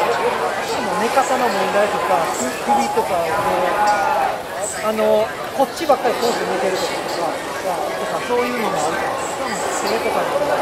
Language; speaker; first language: Japanese; native; Japanese